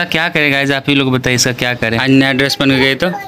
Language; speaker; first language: Hindi; native; Hindi